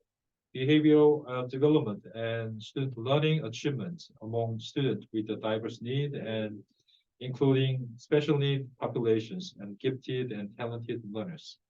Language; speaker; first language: English; non-native, fluent; Korean